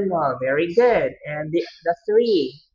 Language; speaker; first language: English; non-native, fluent; Vietnamese